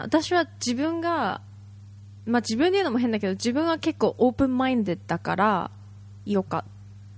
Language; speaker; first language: Japanese; native; Japanese